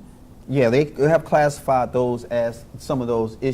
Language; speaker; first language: English; native; English